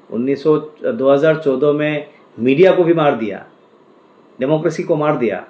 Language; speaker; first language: Hindi; non-native, local second language; Assamese